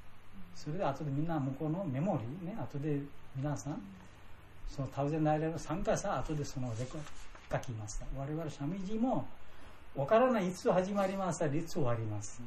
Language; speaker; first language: Japanese; non-native, learner; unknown